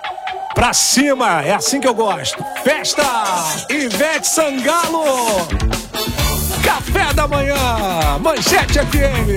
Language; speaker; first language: Portuguese; native; Portuguese